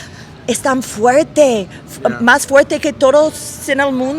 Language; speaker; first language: Spanish; non-native, learner; English